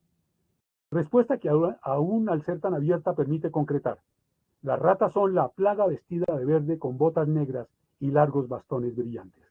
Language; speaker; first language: Spanish; native; Spanish